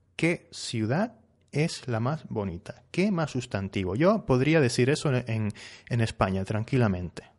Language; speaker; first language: Spanish; native; Spanish